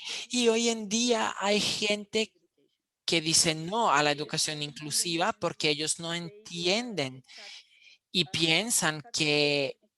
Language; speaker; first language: Spanish; non-native, fluent; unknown